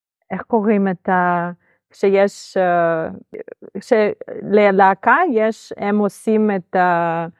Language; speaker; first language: Hebrew; non-native, fluent; Russian